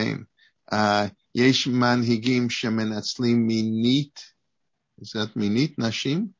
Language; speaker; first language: Hebrew; non-native, fluent; English